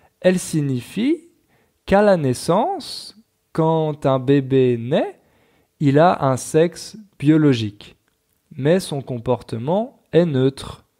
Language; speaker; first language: French; native; French